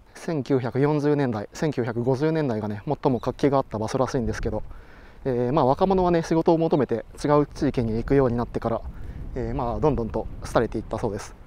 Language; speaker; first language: Japanese; native; Japanese